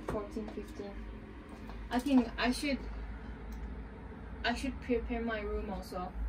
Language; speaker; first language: English; non-native, fluent; Turkish